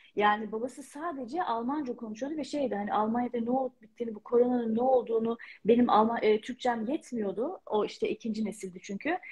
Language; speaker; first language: Turkish; native; Turkish